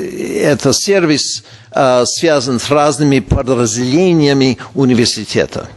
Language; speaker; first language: Russian; non-native, fluent; English